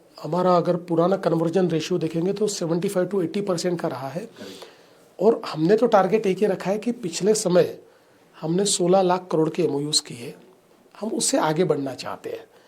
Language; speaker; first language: Hindi; non-native, local second language; Marathi